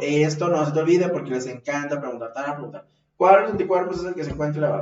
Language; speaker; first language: Spanish; native; Spanish